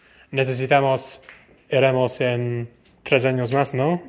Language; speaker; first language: Spanish; non-native, learner; English